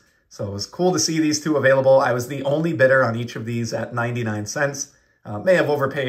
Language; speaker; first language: English; native; English